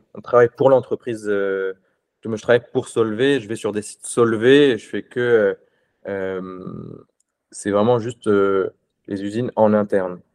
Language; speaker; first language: French; non-native, local second language; Arabic